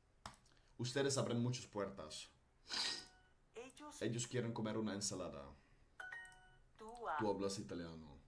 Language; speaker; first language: Spanish; non-native, learner; Dutch